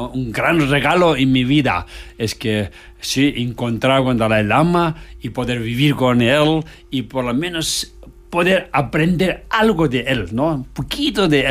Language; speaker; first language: Spanish; non-native, learner; Tibetan